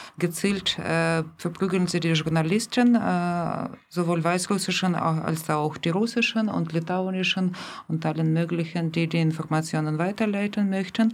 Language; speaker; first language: German; non-native, fluent; Russian